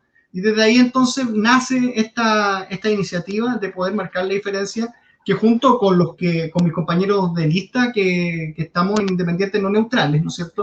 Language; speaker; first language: Spanish; native; Spanish